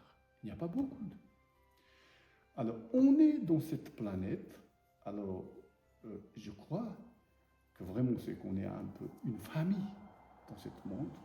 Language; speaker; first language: French; non-native, learner; Tibetan